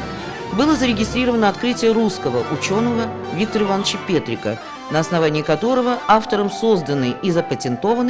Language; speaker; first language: Russian; native; Russian